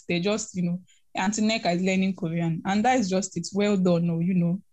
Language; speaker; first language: English; non-native, local second language; Igbo